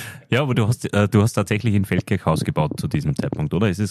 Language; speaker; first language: German; native; German